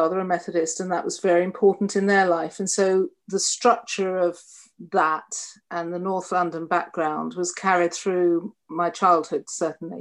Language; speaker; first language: English; native; English